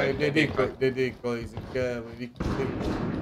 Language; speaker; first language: Swedish; native; Swedish